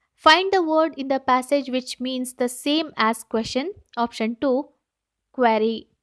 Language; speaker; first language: English; non-native, local second language; Kannada